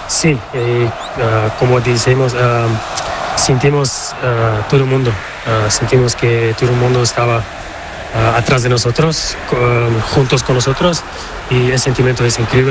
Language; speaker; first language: Spanish; non-native, learner; Portuguese